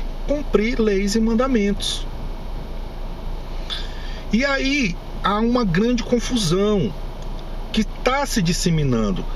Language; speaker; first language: Portuguese; native; Portuguese